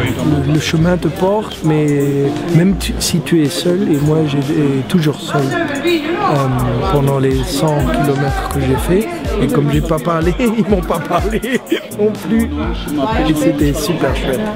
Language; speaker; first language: French; non-native, fluent; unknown